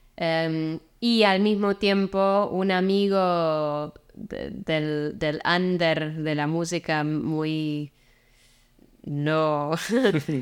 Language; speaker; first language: Spanish; non-native, fluent; English